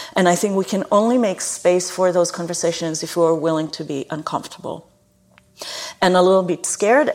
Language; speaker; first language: English; non-native, fluent; Hebrew